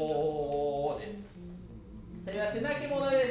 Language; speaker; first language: Japanese; native; Japanese